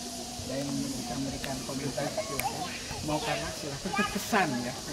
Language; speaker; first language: Indonesian; non-native, local second language; Sundanese